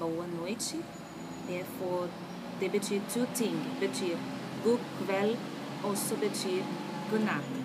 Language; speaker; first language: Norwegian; non-native, learner; Portuguese